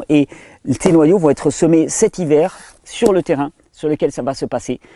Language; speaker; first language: French; native; French